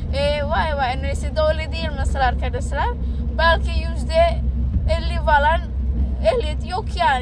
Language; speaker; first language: Turkish; non-native, learner; Indonesian